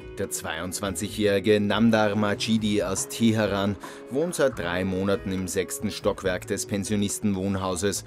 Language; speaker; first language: German; native; German